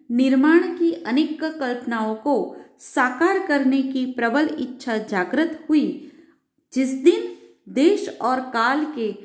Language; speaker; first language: Hindi; non-native, local second language; Gujarati